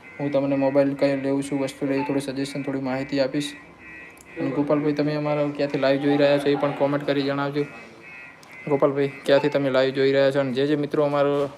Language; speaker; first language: Gujarati; native; Gujarati